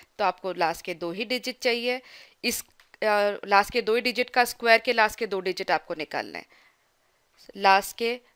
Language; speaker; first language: Hindi; native; Hindi